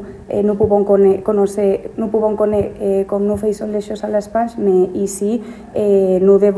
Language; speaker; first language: French; non-native, learner; Spanish